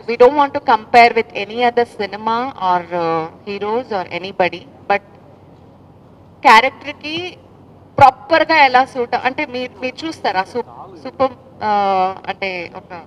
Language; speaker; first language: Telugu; non-native, fluent; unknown